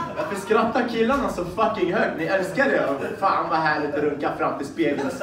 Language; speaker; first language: Swedish; early bilingual, other home language; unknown